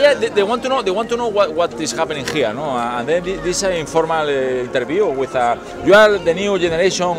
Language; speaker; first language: English; non-native, learner; Spanish